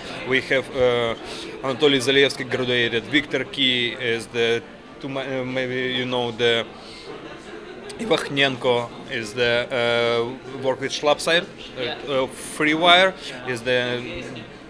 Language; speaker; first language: English; non-native, learner; Ukrainian